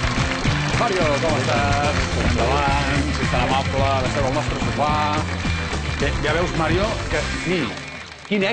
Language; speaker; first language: Catalan; native; Catalan